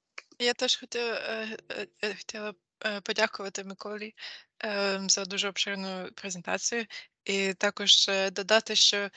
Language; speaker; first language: Ukrainian; non-native, fluent; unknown